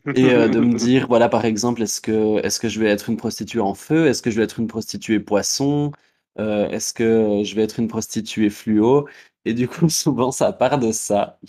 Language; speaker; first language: French; native; French